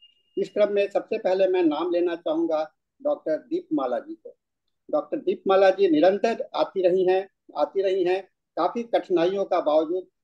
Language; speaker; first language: Hindi; native; Hindi